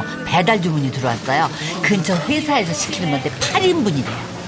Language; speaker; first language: Korean; native; Korean